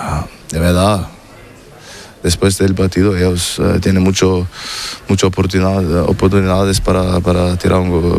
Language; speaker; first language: Spanish; non-native, learner; German